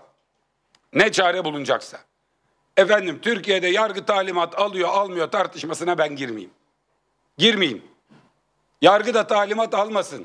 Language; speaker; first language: Turkish; native; Turkish